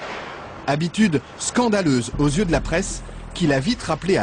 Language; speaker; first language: French; native; French